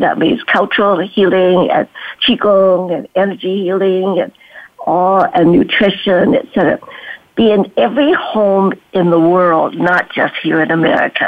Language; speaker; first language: English; native; English